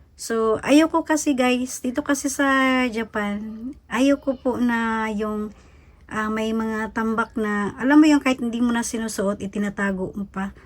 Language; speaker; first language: Filipino; native; Filipino